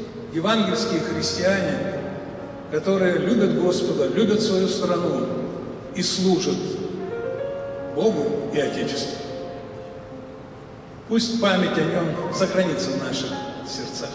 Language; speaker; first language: Russian; native; Russian